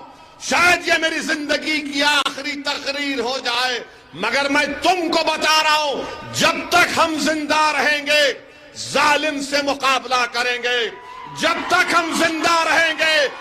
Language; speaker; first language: Urdu; native; Urdu